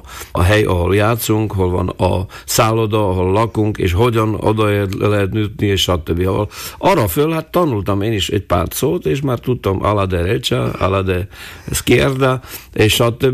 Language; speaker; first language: Hungarian; non-native, local second language; Slovak